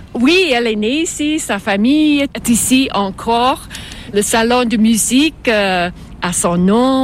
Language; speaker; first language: French; non-native, fluent; English